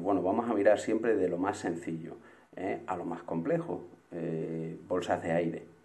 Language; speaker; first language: Spanish; native; Spanish